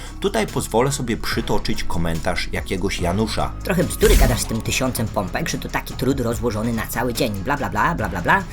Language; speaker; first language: Polish; native; Polish